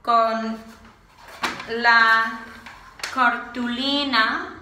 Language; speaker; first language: Spanish; non-native, learner; English